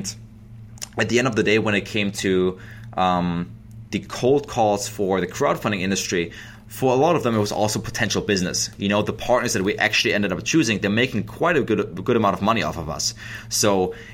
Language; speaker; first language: English; non-native, fluent; German